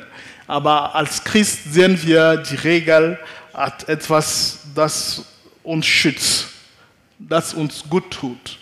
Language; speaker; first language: German; non-native, fluent; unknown